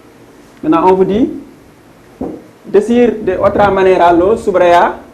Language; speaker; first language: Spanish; non-native, fluent; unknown